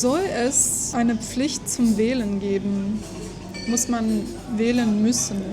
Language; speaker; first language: German; non-native, fluent; English